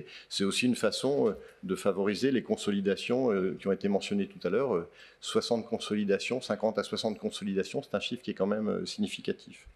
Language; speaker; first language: French; native; French